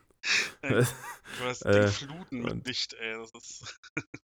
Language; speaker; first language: German; native; German